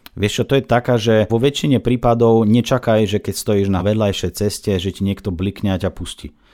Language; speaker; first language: Slovak; non-native, fluent; Russian